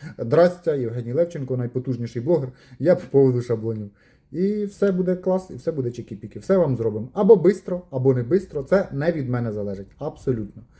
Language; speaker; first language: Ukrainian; non-native, local second language; Russian